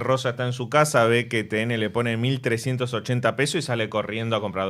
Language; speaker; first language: Spanish; native; Spanish